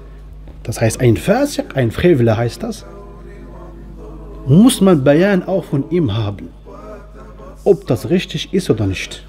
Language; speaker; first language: German; non-native, fluent; Arabic